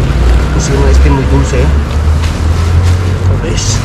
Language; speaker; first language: Spanish; non-native, learner; Filipino